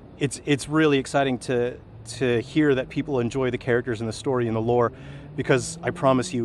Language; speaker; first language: English; native; English